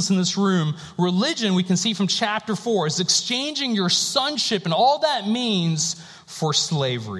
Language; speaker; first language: English; native; English